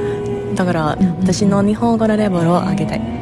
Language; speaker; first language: Japanese; non-native, learner; English